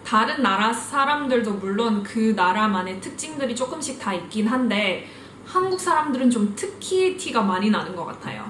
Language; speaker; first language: Korean; early bilingual, heritage; Korean